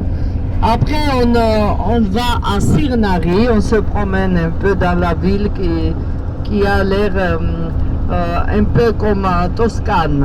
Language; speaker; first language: French; non-native, fluent; Georgian